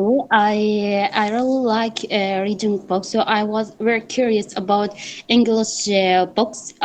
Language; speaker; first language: English; non-native, learner; Arabic